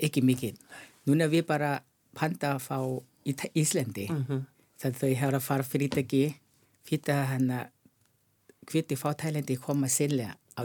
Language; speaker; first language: Icelandic; non-native, learner; Thai